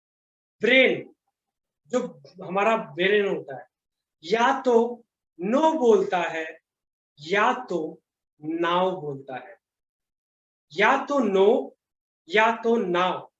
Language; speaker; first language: Hindi; native; Hindi